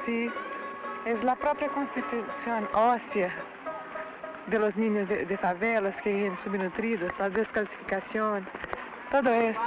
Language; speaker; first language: Spanish; non-native, fluent; Portuguese